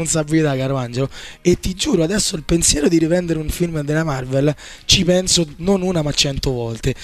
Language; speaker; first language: Italian; native; Italian